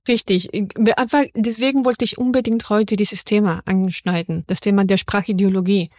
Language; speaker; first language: German; non-native, fluent; Spanish